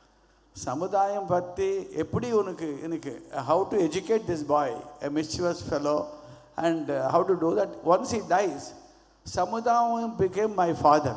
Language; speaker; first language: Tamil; non-native, learner; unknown